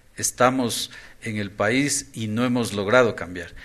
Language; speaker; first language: Spanish; native; Spanish